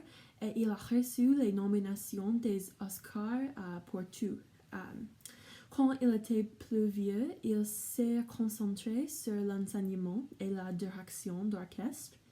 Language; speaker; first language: French; non-native, learner; English